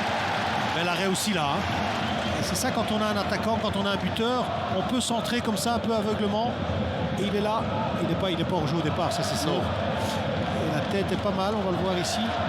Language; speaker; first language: French; native; French